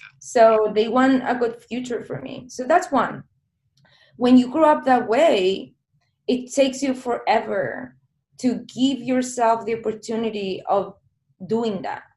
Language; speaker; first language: English; non-native, fluent; Spanish